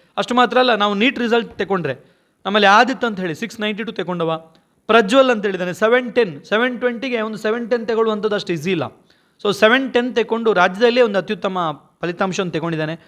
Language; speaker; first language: Kannada; native; Kannada